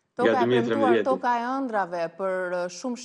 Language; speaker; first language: Albanian; native; Albanian